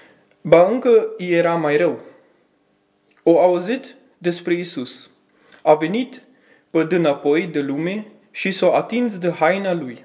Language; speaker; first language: Romanian; early bilingual, heritage; Romanian